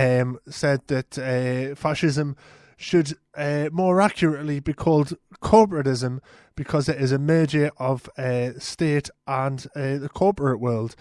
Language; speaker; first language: English; native; English